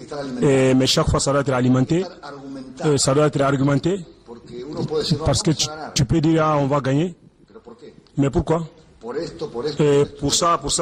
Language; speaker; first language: French; non-native, fluent; Spanish